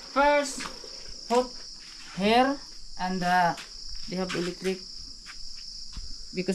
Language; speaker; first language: English; non-native, learner; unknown